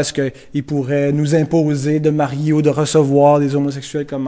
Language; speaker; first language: French; native; French